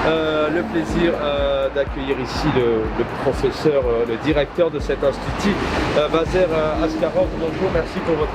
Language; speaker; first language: French; native; French